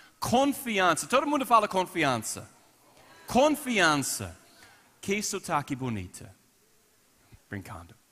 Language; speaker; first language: Portuguese; non-native, fluent; English